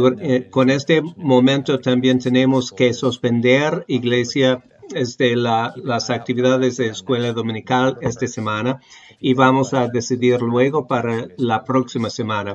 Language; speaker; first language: Spanish; non-native, fluent; English